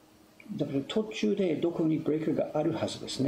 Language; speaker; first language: Japanese; non-native, fluent; English